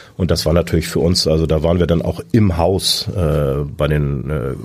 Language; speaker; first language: German; native; German